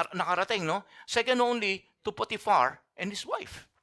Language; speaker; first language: English; non-native, local second language; Filipino